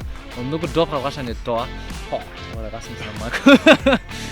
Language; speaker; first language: Macedonian; non-native, learner; German